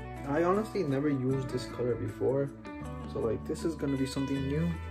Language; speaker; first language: English; early bilingual, other home language; Spanish